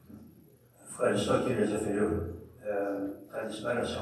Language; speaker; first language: Greek; early bilingual, heritage; Greek